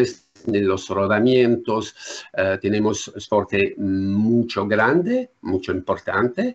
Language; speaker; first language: Spanish; non-native, learner; French